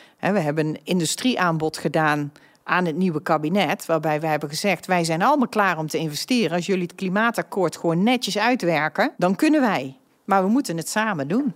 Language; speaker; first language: Dutch; native; Dutch